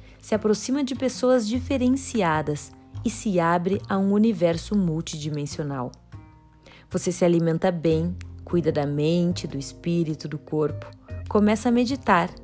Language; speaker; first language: Portuguese; native; Portuguese